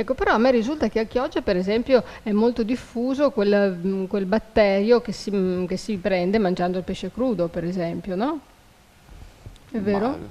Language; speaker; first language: Italian; native; Italian